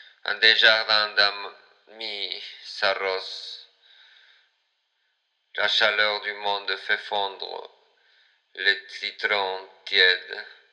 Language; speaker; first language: French; non-native, fluent; Spanish